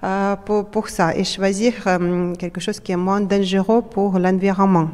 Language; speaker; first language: French; non-native, fluent; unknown